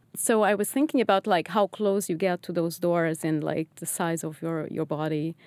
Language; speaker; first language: English; non-native, fluent; Portuguese